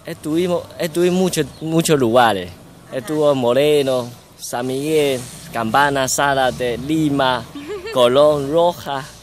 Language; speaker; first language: Spanish; non-native, learner; Chinese